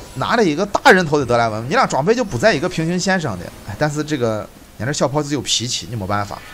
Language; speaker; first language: Chinese; native; Chinese